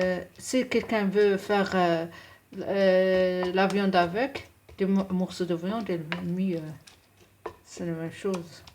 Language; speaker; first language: French; non-native, local second language; Arabic